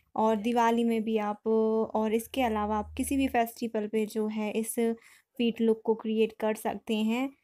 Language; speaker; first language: Hindi; native; Hindi